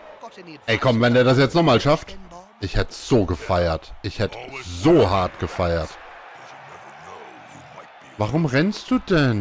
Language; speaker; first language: German; native; German